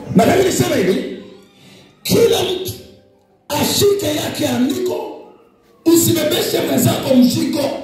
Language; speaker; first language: Swahili; non-native, local second language; Nande